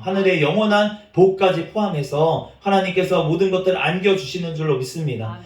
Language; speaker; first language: Korean; native; Korean